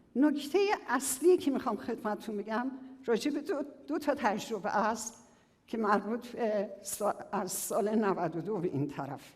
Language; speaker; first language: Persian; native; Persian